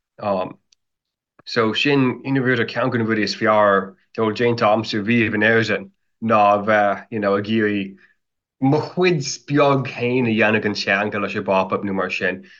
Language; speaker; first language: Irish; non-native, fluent; English